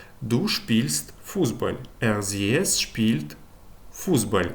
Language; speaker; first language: German; non-native, fluent; Ukrainian